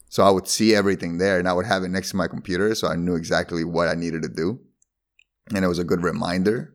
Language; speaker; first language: English; non-native, fluent; Spanish